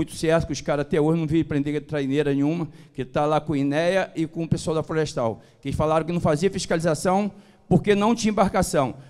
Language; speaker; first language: Portuguese; native; Portuguese